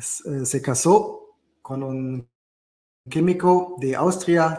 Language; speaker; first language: Spanish; non-native, fluent; German